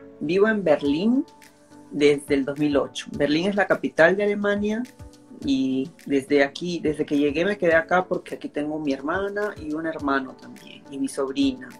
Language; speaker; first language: Spanish; native; Spanish